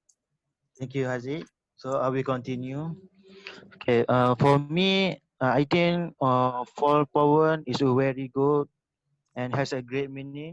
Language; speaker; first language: English; non-native, local second language; Malay